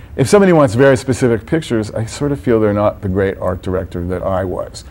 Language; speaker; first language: English; native; English